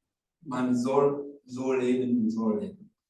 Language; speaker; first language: German; non-native, fluent; Rundi